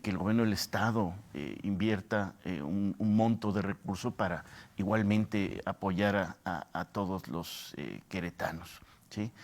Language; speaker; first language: Spanish; native; Spanish